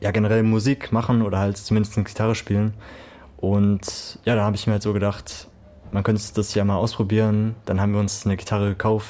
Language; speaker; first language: German; native; German